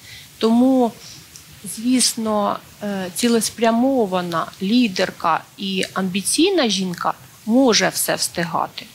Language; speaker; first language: Ukrainian; native; Ukrainian